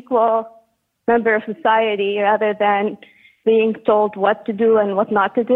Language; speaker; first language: English; non-native, fluent; Arabic